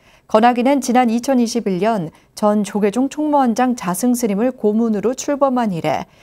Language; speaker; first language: Korean; native; Korean